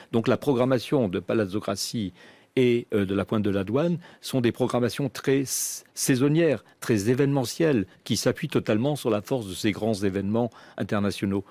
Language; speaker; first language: French; native; French